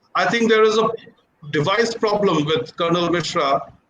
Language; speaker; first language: English; non-native, local second language; Hindi